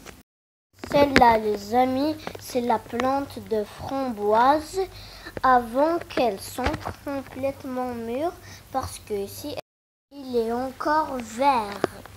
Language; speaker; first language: French; non-native, local second language; Arabic